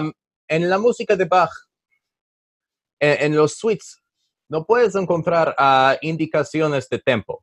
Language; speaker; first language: Spanish; non-native, learner; English